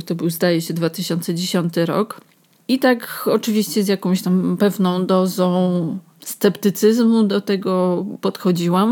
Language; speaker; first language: Polish; native; Polish